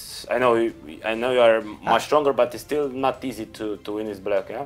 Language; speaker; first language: English; non-native, fluent; Romanian